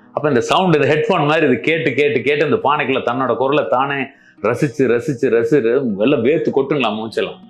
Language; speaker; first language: Tamil; non-native, local second language; Malayalam